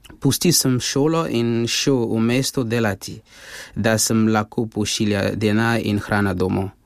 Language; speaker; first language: Slovenian; non-native, fluent; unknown